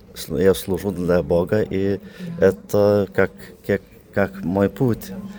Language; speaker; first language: Russian; non-native, learner; Lithuanian